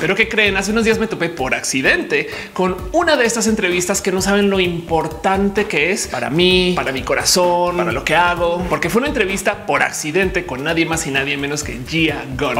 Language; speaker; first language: Spanish; native; Spanish